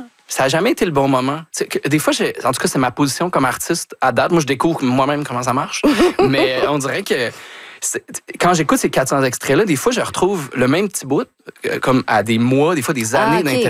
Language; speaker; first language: French; native; French